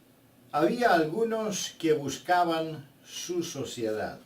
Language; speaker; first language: Spanish; non-native, fluent; Bulgarian